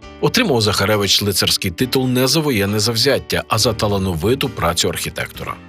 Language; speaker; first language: Ukrainian; native; Ukrainian